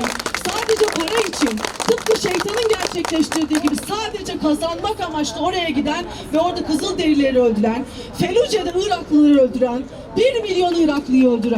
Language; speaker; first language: Turkish; native; Turkish